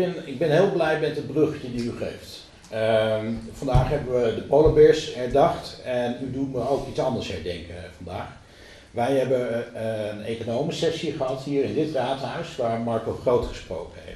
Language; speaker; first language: Dutch; native; Dutch